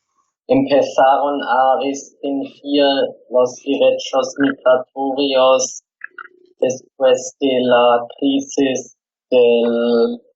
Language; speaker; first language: Spanish; non-native, fluent; German